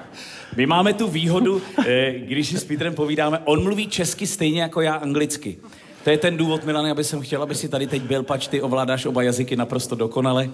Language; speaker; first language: Czech; native; Czech